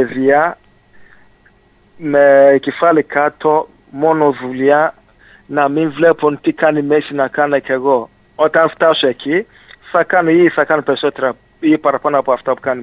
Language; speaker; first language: Greek; non-native, fluent; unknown